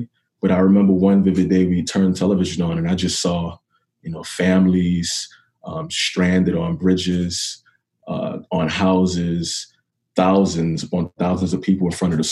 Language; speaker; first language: English; native; English